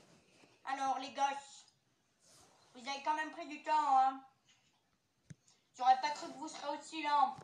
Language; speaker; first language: French; native; French